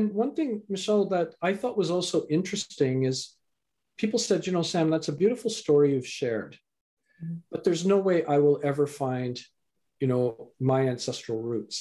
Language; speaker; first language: English; native; English